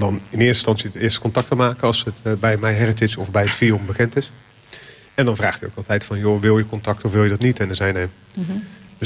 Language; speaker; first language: Dutch; native; Dutch